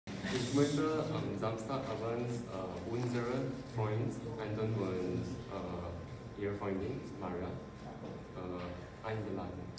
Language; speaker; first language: German; non-native, learner; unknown